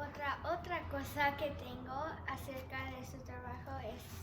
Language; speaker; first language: Spanish; non-native, learner; English